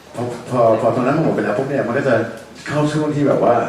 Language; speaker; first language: Thai; non-native, fluent; Danish